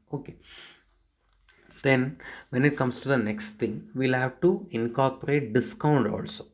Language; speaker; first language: English; non-native, local second language; Malayalam